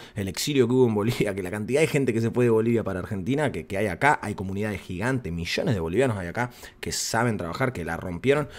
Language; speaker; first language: Spanish; native; Spanish